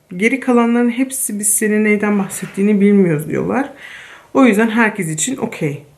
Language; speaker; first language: Turkish; early bilingual, other home language; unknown